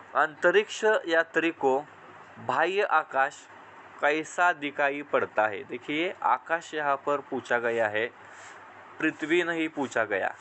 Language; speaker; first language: Hindi; non-native, local second language; Marathi